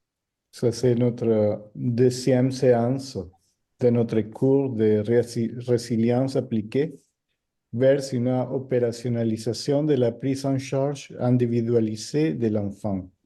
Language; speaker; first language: French; non-native, fluent; Spanish